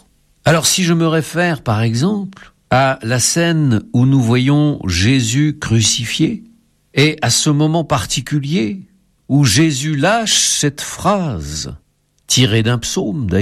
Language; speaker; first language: French; native; French